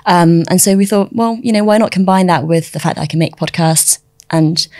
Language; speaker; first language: English; early bilingual, other home language; Chinese